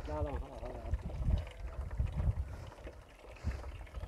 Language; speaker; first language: Arabic; non-native, learner; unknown